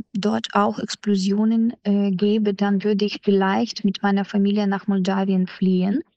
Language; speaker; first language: German; non-native, fluent; Ukrainian